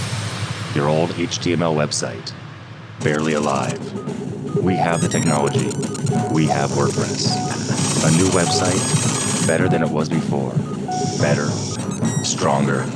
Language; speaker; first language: English; native; English